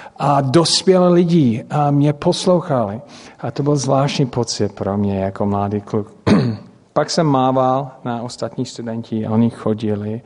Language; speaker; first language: Czech; non-native, fluent; English